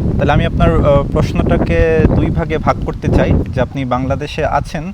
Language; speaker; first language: Bangla; native; Bangla